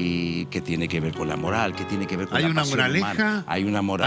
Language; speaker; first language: Spanish; native; Spanish